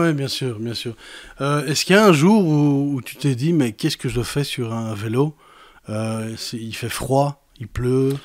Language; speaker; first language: French; native; French